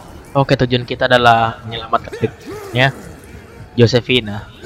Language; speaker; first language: Indonesian; native; Indonesian